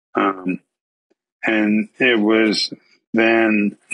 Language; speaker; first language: English; native; English